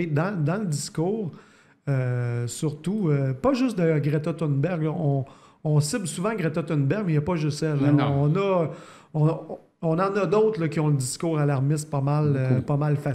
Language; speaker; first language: French; native; French